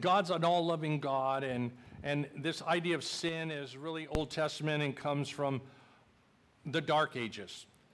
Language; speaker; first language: English; native; English